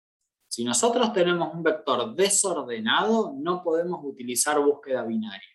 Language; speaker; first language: Spanish; native; Spanish